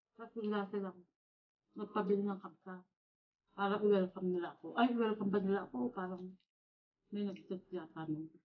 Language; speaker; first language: Filipino; non-native, local second language; Iloko